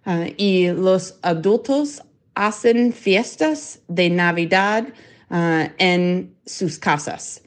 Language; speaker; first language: Spanish; non-native, learner; English